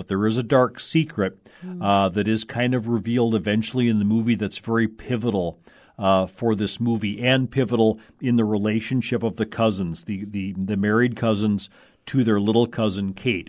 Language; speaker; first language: English; native; English